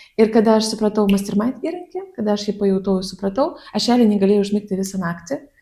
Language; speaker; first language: Lithuanian; non-native, fluent; Russian